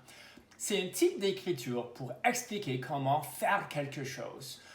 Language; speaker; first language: French; non-native, local second language; English